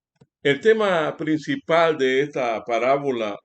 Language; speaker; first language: Spanish; native; Spanish